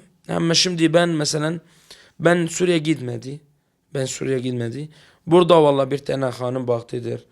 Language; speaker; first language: Turkish; non-native, learner; Arabic